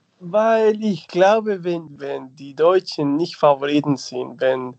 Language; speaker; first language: German; non-native, fluent; Spanish